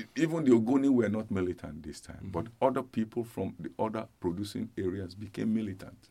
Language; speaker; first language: English; non-native, local second language; Yoruba